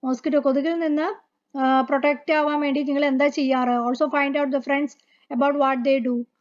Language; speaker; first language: English; non-native, local second language; Malayalam